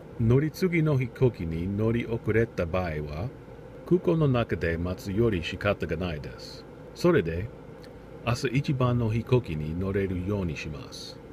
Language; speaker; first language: Japanese; non-native, learner; English